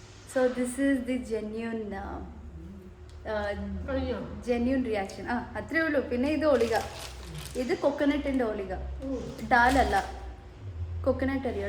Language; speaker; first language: Malayalam; non-native, learner; Kannada